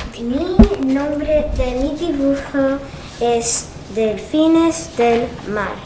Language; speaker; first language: Spanish; non-native, learner; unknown